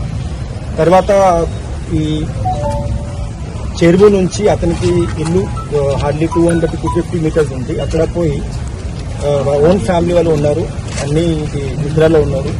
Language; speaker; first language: Telugu; non-native, local second language; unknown